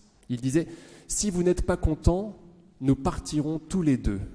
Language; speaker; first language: French; native; French